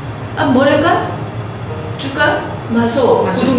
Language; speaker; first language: Indonesian; non-native, learner; Korean